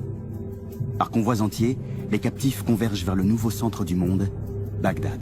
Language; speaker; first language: French; native; French